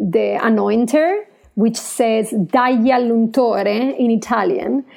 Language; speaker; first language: English; non-native, fluent; Italian